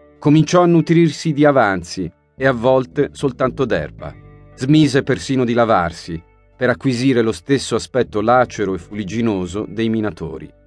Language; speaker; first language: Italian; native; Italian